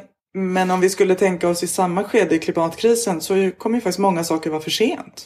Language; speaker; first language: Swedish; native; Swedish